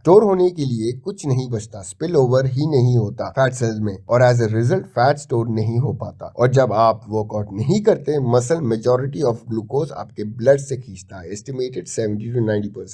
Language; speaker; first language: Hindi; native; Hindi